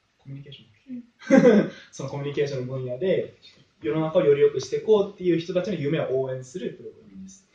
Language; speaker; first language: Japanese; native; Japanese